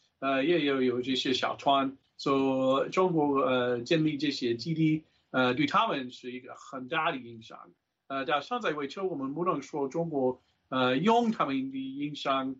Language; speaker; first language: Chinese; non-native, fluent; English